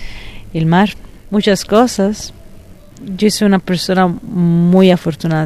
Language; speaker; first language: Spanish; non-native, fluent; Italian